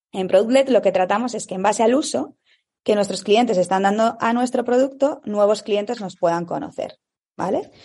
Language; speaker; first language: Spanish; native; Spanish